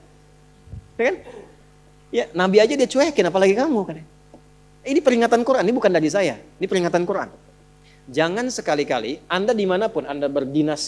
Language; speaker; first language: Indonesian; native; Indonesian